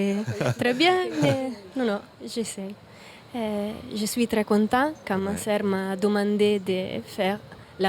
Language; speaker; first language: French; non-native, learner; Italian